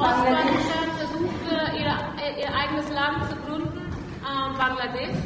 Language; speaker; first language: German; non-native, fluent; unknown